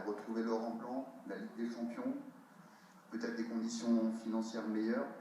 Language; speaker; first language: French; native; French